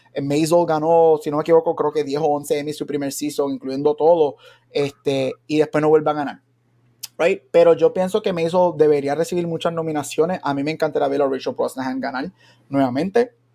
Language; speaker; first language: Spanish; native; Spanish